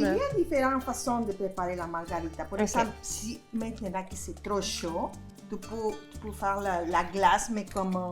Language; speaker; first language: French; non-native, fluent; Spanish